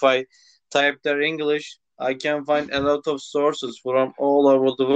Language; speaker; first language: English; non-native, local second language; Turkish